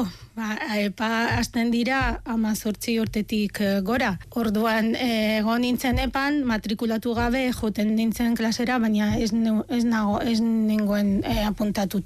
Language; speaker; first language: Basque; non-native, fluent; Arabic